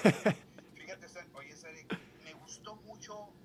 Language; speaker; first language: Spanish; native; Spanish